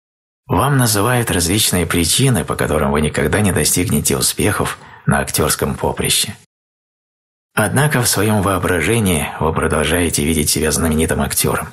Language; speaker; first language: Russian; native; Russian